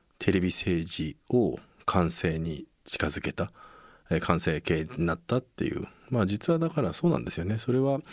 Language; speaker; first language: Japanese; native; Japanese